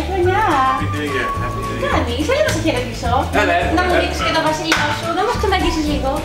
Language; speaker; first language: Greek; native; Greek